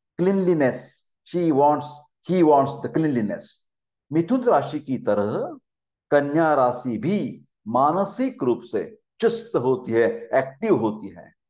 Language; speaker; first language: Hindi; non-native, local second language; Marathi